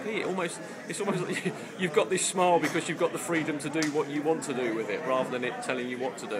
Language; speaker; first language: English; native; English